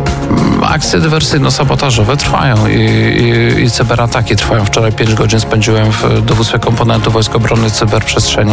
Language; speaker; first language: Polish; native; Polish